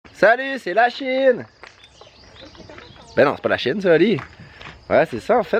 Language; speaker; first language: French; native; French